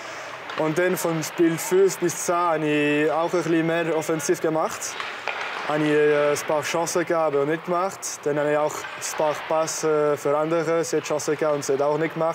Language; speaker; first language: German; non-native, local second language; French